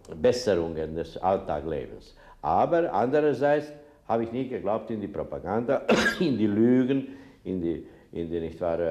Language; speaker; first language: German; non-native, fluent; Serbian